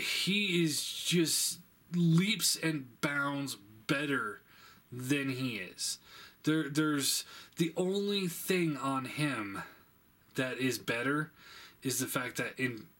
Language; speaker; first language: English; native; English